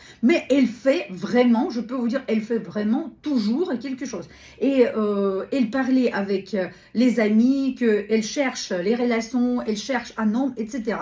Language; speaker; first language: French; non-native, learner; Russian